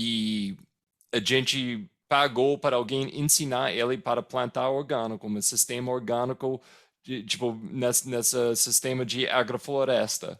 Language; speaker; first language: Portuguese; non-native, fluent; English